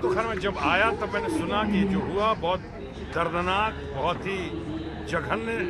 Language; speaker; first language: Hindi; native; Hindi